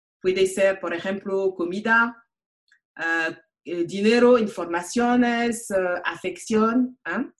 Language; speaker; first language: Spanish; non-native, learner; French